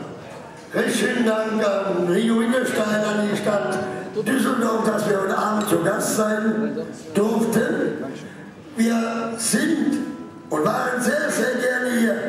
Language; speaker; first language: German; non-native, local second language; Romany